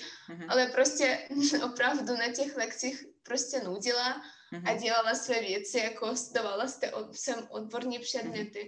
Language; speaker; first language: Czech; non-native, fluent; Russian